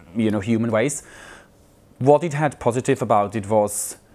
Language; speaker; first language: English; non-native, fluent; Swiss German